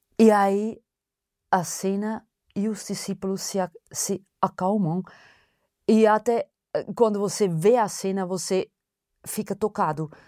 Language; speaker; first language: Portuguese; non-native, fluent; German